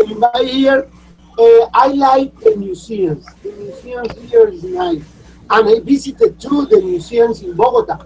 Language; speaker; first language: English; non-native, learner; Spanish